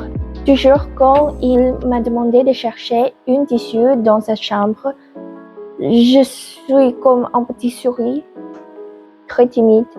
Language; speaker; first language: French; non-native, learner; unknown